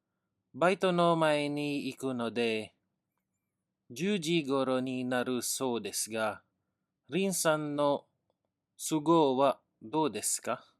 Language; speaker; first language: Japanese; non-native, learner; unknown